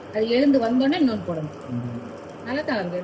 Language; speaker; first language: Tamil; native; Tamil